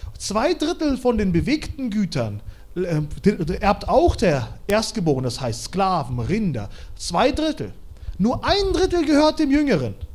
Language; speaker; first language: German; early bilingual, other home language; Russian